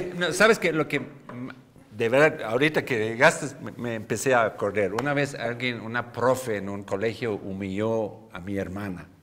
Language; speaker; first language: Spanish; non-native, fluent; German